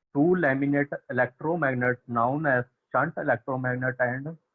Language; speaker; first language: English; non-native, local second language; Punjabi